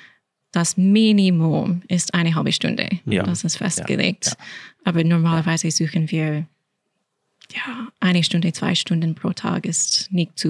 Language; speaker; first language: German; non-native, fluent; English